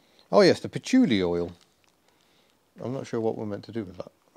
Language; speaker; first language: English; native; English